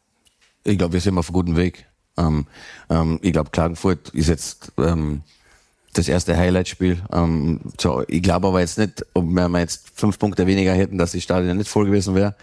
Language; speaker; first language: German; native; German